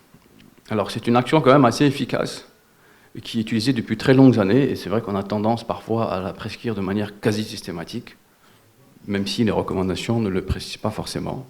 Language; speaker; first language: French; non-native, local second language; Wolof